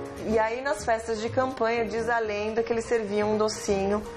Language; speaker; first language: Portuguese; native; Portuguese